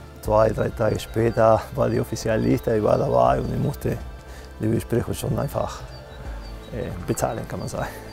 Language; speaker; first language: German; non-native, fluent; Spanish